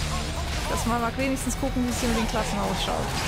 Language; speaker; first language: German; native; German